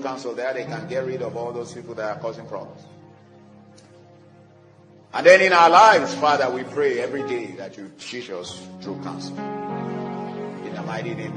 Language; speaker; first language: English; non-native, local second language; Yoruba